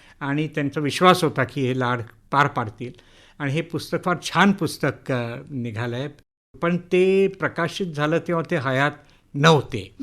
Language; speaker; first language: Marathi; native; Marathi